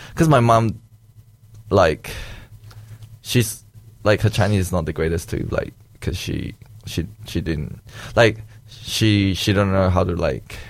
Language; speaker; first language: English; early bilingual, other home language; Chinese